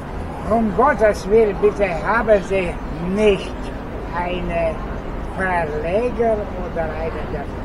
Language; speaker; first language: German; non-native, fluent; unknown